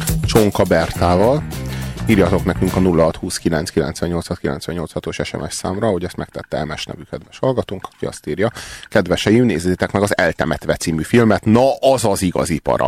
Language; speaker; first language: Hungarian; native; Hungarian